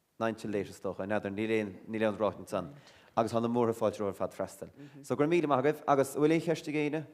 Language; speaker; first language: Irish; native; Irish